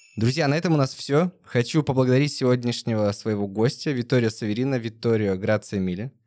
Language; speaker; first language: Russian; native; Russian